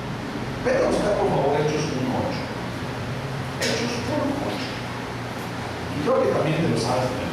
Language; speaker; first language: Spanish; native; Spanish